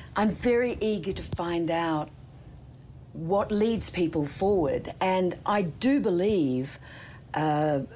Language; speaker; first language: English; native; English